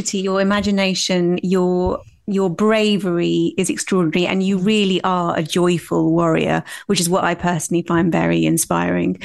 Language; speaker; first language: English; native; English